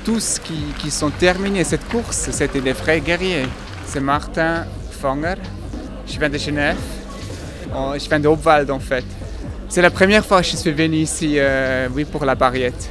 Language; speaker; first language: French; non-native, local second language; German